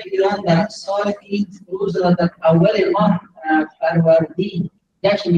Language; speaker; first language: Persian; non-native, learner; Urdu